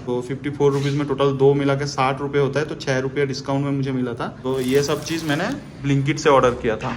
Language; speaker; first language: Hindi; non-native, local second language; Bangla